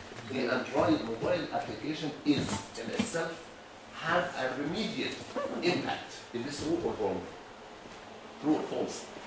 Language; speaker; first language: English; non-native, fluent; Arabic